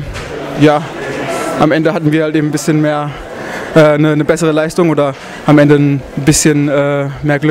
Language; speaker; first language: German; native; German